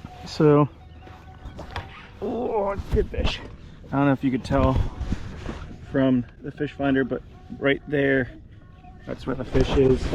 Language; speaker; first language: English; native; English